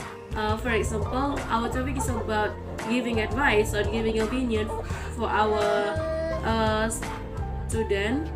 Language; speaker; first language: English; non-native, learner; Indonesian